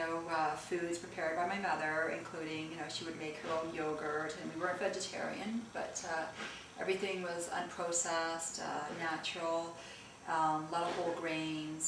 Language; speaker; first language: English; early bilingual, other home language; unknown